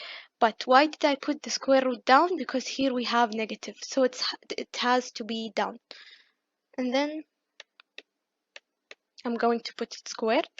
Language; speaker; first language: English; non-native, fluent; Arabic